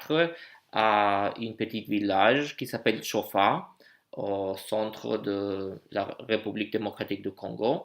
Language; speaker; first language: French; non-native, learner; English